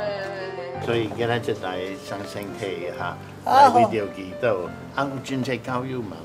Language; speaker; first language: Chinese; non-native, fluent; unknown